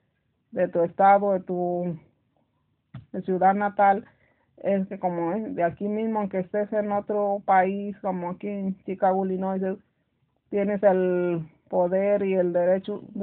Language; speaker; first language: Spanish; native; Spanish